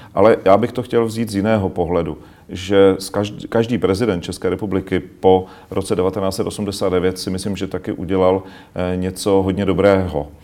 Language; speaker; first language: Czech; native; Czech